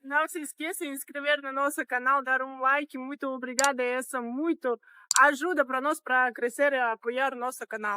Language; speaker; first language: Portuguese; non-native, learner; Russian